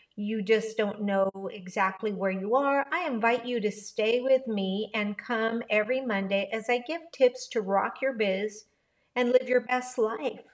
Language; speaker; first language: English; early bilingual, other home language; Spanish